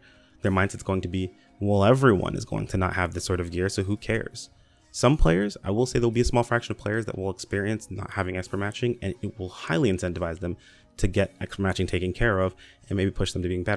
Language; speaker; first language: English; native; English